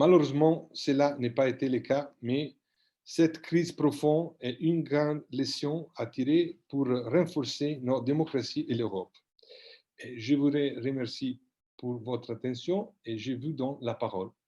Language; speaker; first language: French; non-native, fluent; Italian